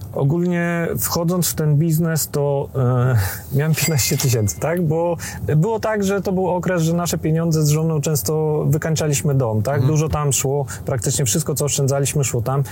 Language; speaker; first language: Polish; native; Polish